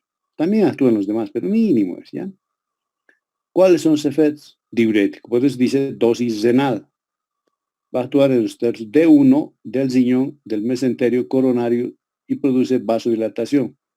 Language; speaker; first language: Spanish; native; Spanish